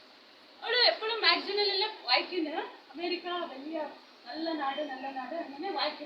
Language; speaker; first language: Malayalam; non-native, learner; Kannada